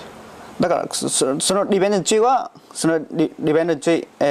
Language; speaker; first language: Japanese; non-native, learner; Vietnamese